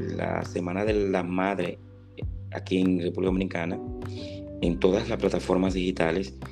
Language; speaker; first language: Spanish; native; Spanish